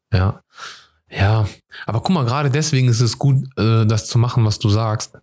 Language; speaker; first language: German; native; German